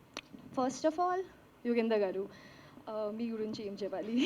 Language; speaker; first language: Telugu; non-native, learner; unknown